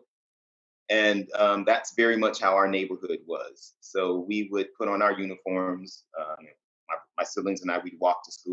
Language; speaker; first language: English; native; English